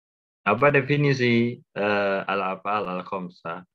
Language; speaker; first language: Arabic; non-native, fluent; Indonesian